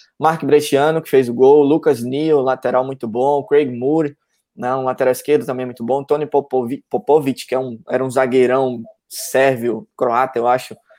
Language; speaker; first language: Portuguese; native; Portuguese